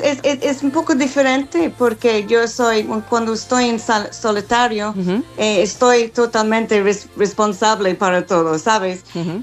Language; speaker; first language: Spanish; non-native, fluent; English